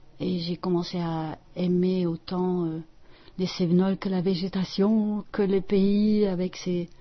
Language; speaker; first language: French; non-native, fluent; Dutch